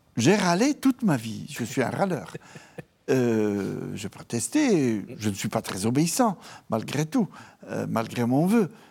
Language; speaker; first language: French; non-native, fluent; Italian